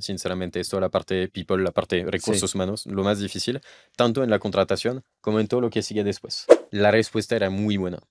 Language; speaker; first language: Spanish; non-native, fluent; French